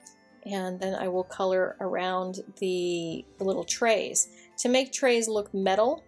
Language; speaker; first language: English; native; English